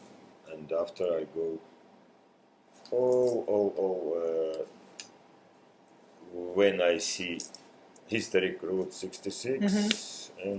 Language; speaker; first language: English; non-native, learner; Russian